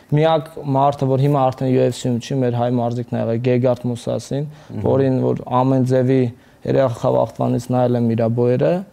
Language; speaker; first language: Armenian; early bilingual, heritage; Armenian